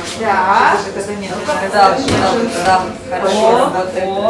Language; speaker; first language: Russian; non-native, local second language; Ukrainian